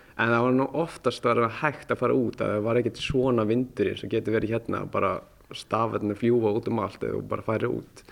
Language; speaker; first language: Icelandic; early bilingual, heritage; Icelandic